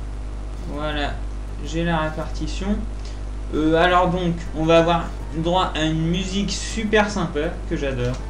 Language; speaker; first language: French; native; French